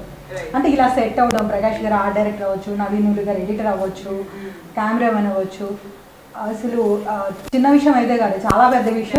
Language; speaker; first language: Telugu; native; Telugu